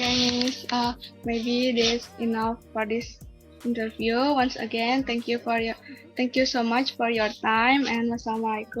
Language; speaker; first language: English; non-native, learner; Indonesian